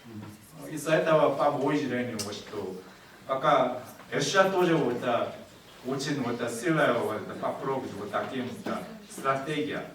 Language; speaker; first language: Russian; non-native, learner; Korean